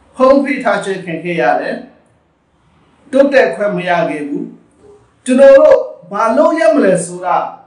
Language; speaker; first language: Burmese; non-native, local second language; Rohingya